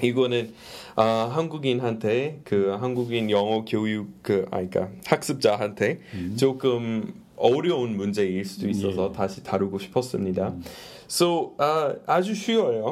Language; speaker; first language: Korean; non-native, fluent; English